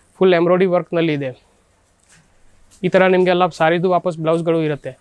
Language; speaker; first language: Kannada; non-native, learner; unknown